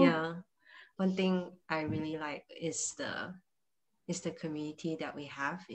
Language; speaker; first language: English; non-native, local second language; Chinese